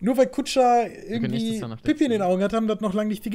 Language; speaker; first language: German; native; German